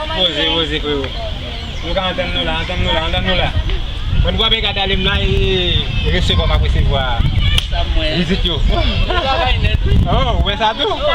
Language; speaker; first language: French; non-native, learner; Haitian Creole